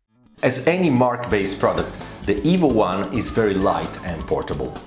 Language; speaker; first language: English; non-native, fluent; Italian